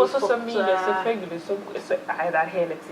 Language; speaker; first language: Norwegian; early bilingual, other home language; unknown